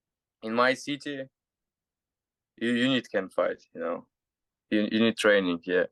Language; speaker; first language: English; non-native, learner; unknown